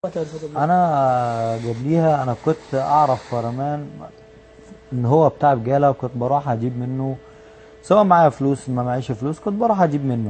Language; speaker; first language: Arabic; native; Arabic